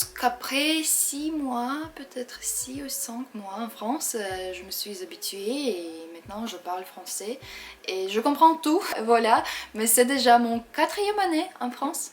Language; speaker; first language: French; non-native, fluent; Russian